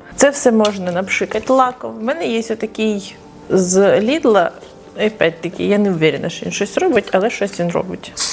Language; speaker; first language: Ukrainian; non-native, local second language; Russian